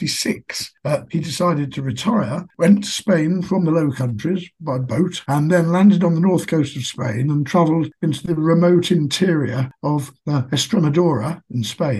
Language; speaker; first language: English; native; English